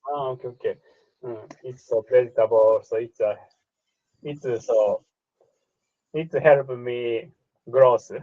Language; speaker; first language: English; non-native, learner; Japanese